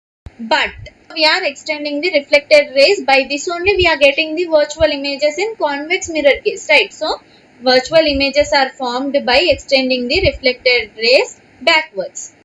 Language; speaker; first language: English; non-native, local second language; Telugu